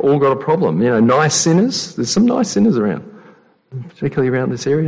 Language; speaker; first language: English; native; English